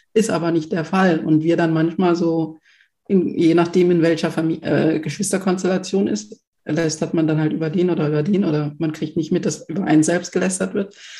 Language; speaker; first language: German; early bilingual, other home language; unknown